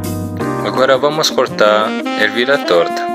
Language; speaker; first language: Portuguese; non-native, learner; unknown